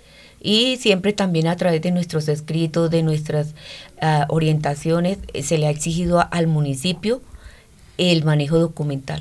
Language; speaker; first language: Spanish; native; Spanish